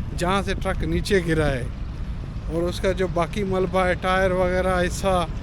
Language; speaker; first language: Urdu; non-native, local second language; Sindhi